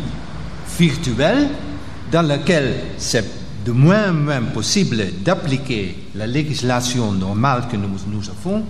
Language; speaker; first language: French; non-native, local second language; Dutch